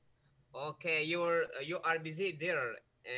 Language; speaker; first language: English; non-native, learner; Pashto